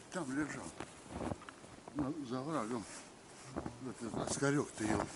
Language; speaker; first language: Russian; native; Russian